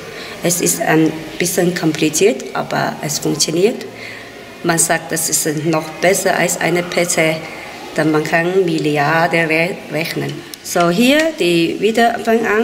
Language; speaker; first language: German; non-native, learner; Chinese